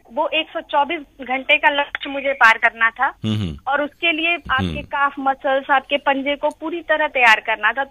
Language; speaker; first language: Hindi; native; Hindi